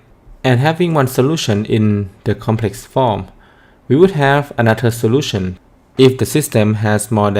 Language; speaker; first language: English; non-native, fluent; Thai